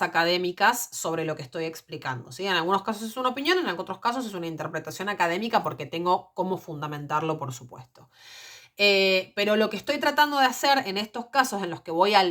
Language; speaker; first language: Spanish; native; Spanish